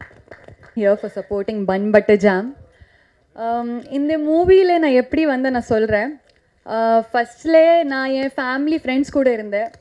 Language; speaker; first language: Tamil; non-native, fluent; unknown